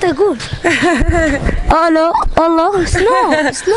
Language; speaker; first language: Arabic; native; Arabic